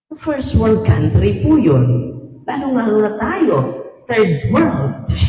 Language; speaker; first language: Filipino; non-native, local second language; Cebuano